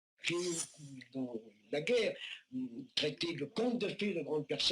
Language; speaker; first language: French; native; French